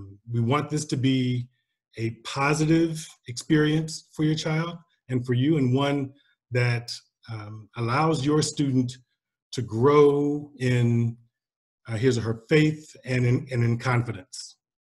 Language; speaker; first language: English; native; English